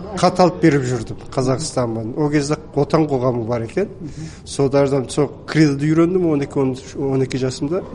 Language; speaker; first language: Kazakh; early bilingual, heritage; Kazakh